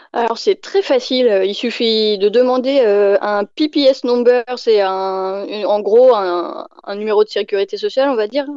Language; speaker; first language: French; native; French